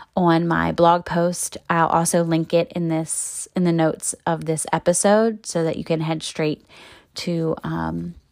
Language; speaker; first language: English; native; English